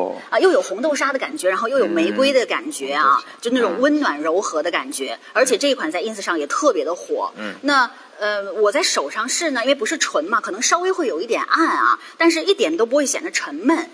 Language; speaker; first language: Chinese; native; Chinese